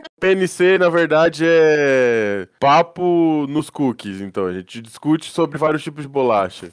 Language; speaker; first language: Portuguese; native; Portuguese